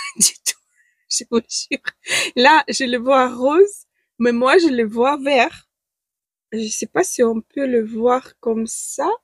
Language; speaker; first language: French; non-native, fluent; Ukrainian